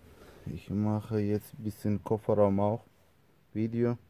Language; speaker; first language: German; non-native, learner; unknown